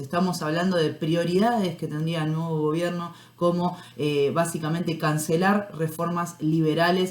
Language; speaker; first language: Spanish; native; Spanish